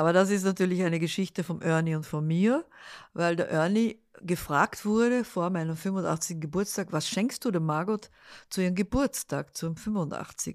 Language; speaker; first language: German; early bilingual, other home language; Dutch